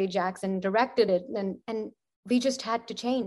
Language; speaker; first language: English; non-native, local second language; Punjabi